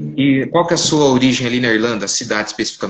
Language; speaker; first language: Portuguese; native; Portuguese